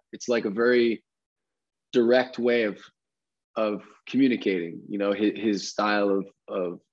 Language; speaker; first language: English; native; English